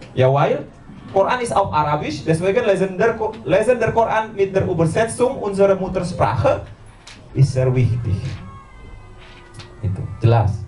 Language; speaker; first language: German; non-native, learner; Indonesian